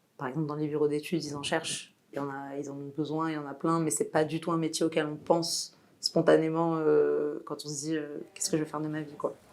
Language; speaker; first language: French; non-native, local second language; Arabic